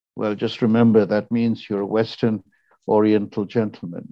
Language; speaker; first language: English; non-native, local second language; Tamil